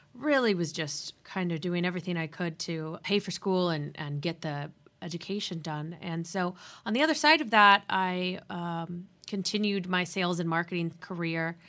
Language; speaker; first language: English; native; English